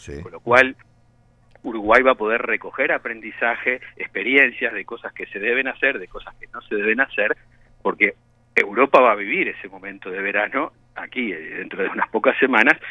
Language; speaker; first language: Spanish; native; Spanish